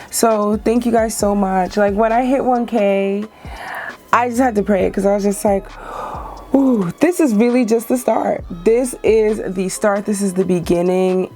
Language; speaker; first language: English; native; English